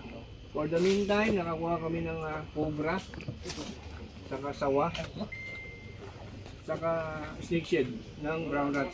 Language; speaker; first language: Filipino; native; Filipino